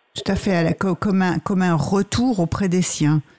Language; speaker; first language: French; native; French